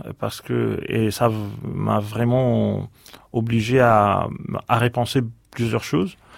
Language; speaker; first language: French; non-native, fluent; Greek